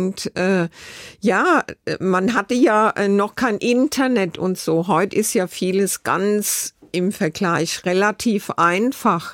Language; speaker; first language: German; native; German